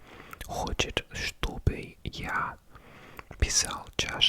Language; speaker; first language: Russian; non-native, learner; English